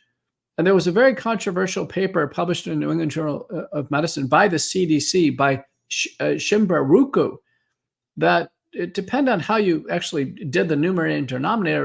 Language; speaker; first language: English; native; English